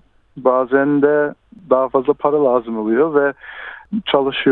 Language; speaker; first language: Turkish; early bilingual, heritage; Turkish